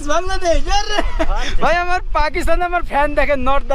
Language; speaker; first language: Hindi; non-native, learner; Bangla